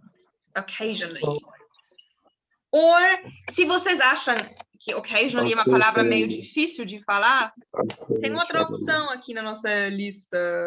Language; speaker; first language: Portuguese; non-native, fluent; German